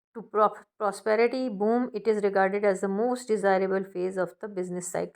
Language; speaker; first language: English; non-native, local second language; Urdu